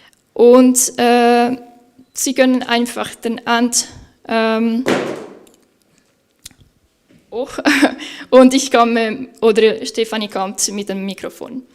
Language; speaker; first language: German; non-native, fluent; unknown